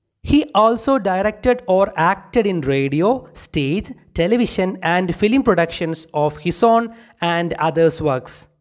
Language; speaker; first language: English; non-native, local second language; Malayalam